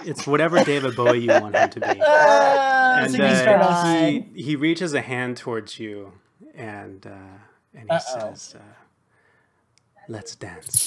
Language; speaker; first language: English; native; English